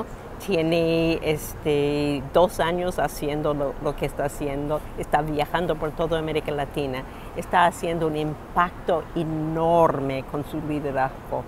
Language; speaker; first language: Spanish; non-native, fluent; English